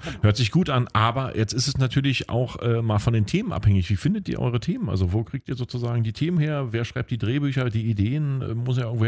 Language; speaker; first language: German; native; German